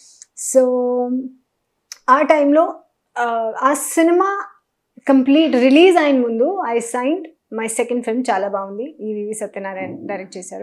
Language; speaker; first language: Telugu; non-native, local second language; Hindi